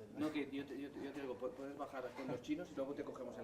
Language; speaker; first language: Spanish; native; Spanish